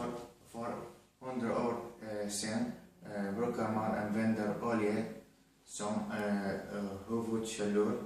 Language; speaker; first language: Swedish; non-native, learner; Arabic